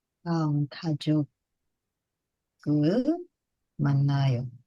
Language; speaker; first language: Korean; non-native, learner; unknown